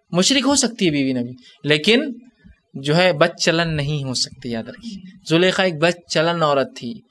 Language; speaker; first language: Urdu; native; Urdu